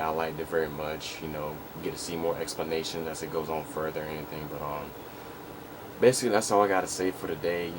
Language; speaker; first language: English; native; English